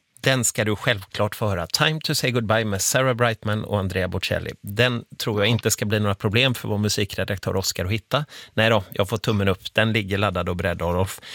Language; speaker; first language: Swedish; native; Swedish